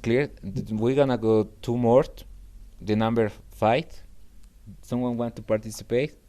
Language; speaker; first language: English; non-native, fluent; Spanish